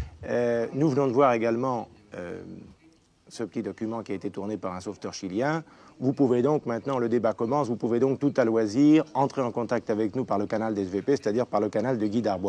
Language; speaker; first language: French; native; French